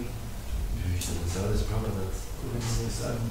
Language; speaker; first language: German; non-native, learner; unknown